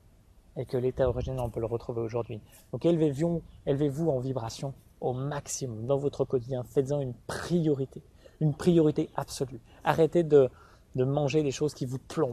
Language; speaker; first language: French; native; French